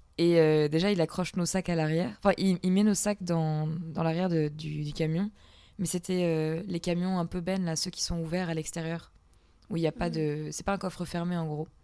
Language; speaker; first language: French; native; French